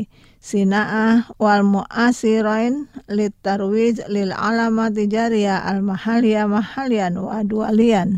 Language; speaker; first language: Arabic; non-native, fluent; Indonesian